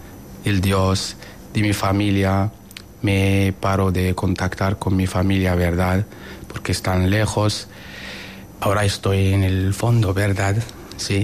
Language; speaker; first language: Spanish; non-native, learner; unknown